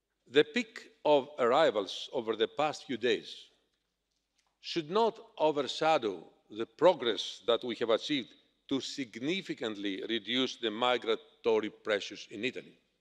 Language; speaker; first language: English; non-native, fluent; Greek